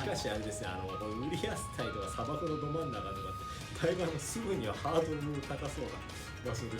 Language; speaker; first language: Japanese; native; Japanese